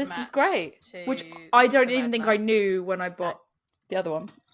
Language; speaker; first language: English; native; English